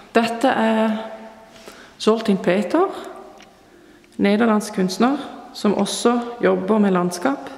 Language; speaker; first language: Norwegian; non-native, fluent; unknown